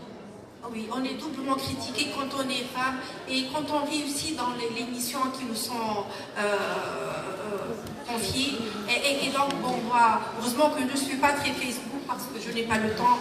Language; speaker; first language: French; non-native, local second language; Arabic